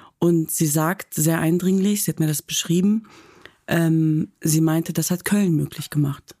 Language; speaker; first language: German; native; German